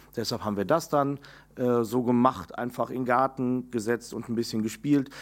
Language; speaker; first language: German; native; German